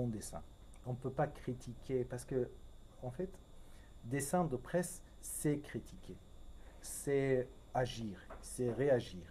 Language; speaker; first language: French; non-native, fluent; Persian